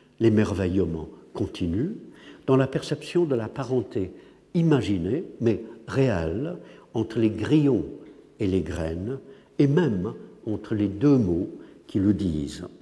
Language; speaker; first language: French; non-native, fluent; English